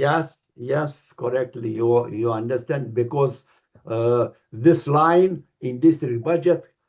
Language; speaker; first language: English; non-native, learner; Lithuanian